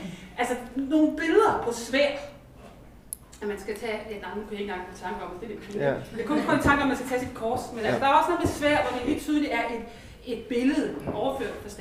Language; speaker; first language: Danish; native; Danish